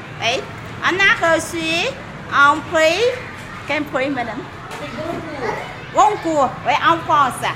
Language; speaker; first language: French; non-native, fluent; Vietnamese